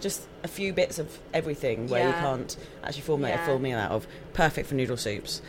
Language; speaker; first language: English; native; English